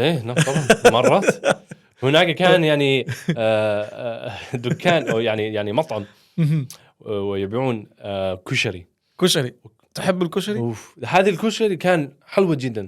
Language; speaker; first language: Arabic; non-native, learner; Swedish